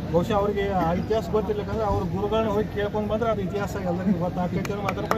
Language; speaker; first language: Kannada; native; Kannada